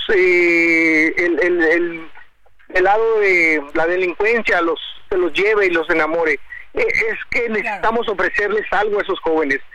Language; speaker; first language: Spanish; native; Spanish